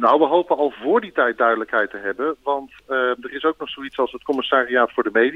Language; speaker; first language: Dutch; native; Dutch